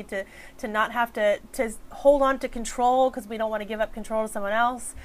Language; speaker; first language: English; native; English